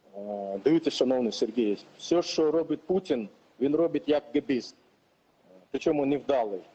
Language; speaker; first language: Ukrainian; non-native, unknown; Chechen